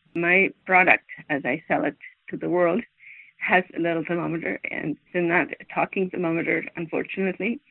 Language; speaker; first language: English; non-native, fluent; Swedish